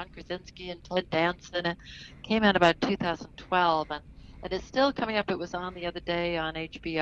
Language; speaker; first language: English; native; English